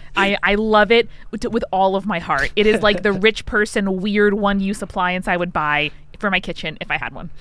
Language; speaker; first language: English; native; English